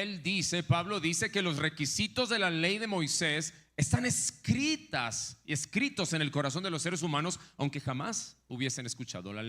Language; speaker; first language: Spanish; native; Spanish